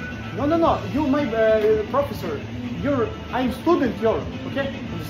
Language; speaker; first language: English; non-native, learner; Serbian